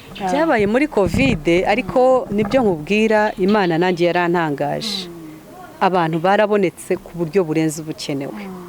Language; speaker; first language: Kinyarwanda; early bilingual, heritage; Kinyarwanda